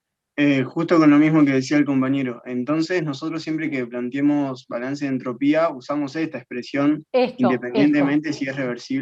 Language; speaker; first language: Spanish; native; Spanish